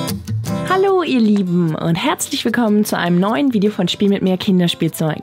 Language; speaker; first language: German; native; German